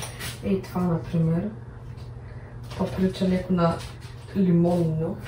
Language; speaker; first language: Bulgarian; native; Bulgarian